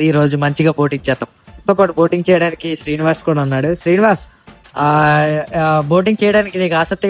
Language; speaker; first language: Telugu; native; Telugu